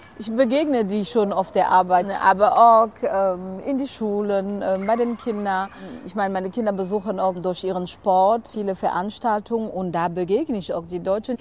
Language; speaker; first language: German; non-native, fluent; French